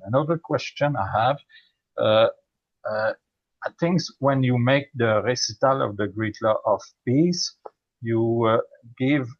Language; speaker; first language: English; non-native, learner; French